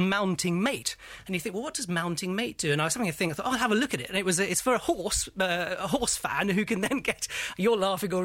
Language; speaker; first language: English; native; English